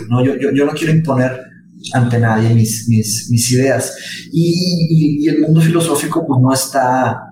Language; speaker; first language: Spanish; early bilingual, other home language; Portuguese